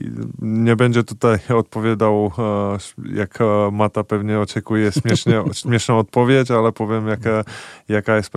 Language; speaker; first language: Polish; non-native, fluent; Czech